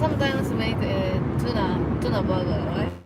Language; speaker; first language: English; non-native, learner; Japanese